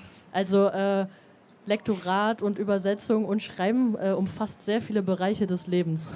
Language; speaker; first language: German; native; German